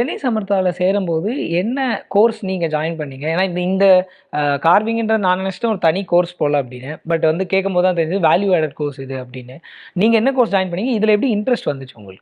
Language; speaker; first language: Tamil; native; Tamil